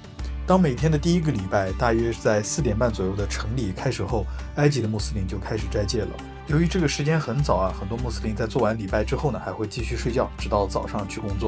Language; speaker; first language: Chinese; native; Chinese